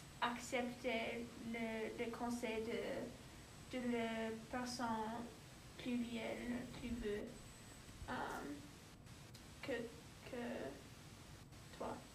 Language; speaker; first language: French; non-native, learner; English